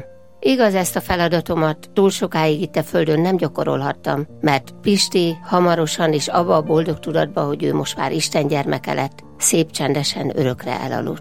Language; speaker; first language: Hungarian; native; Hungarian